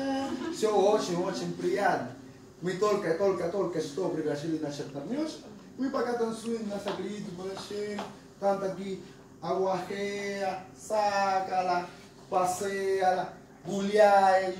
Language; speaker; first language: Russian; non-native, fluent; Spanish